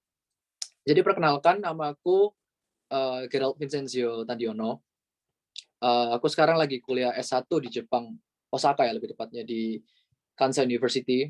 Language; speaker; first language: Indonesian; native; Indonesian